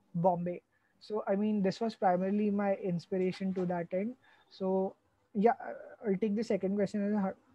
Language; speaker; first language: English; non-native, local second language; Hindi